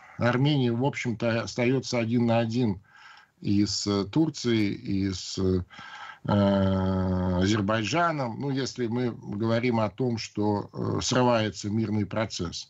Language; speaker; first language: Russian; native; Russian